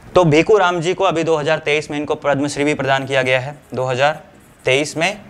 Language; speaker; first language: Hindi; native; Hindi